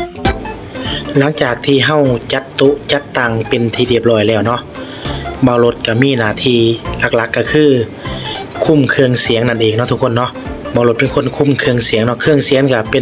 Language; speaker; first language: Thai; non-native, local second language; Lao